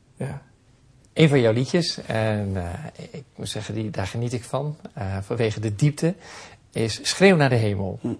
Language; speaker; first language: Dutch; native; Dutch